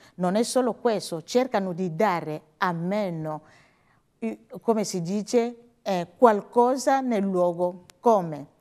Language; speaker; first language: Italian; non-native, learner; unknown